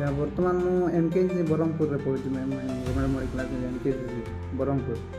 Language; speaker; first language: Odia; non-native, local second language; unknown